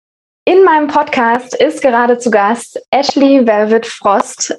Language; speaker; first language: German; native; German